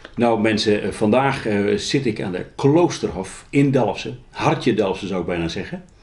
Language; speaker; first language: Dutch; native; Dutch